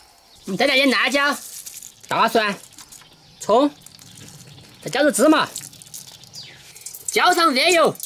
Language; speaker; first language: Chinese; native; Chinese